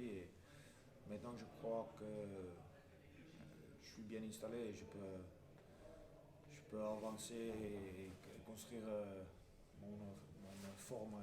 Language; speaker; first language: French; non-native, fluent; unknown